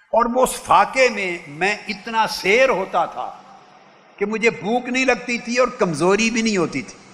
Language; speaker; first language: Urdu; non-native, local second language; Punjabi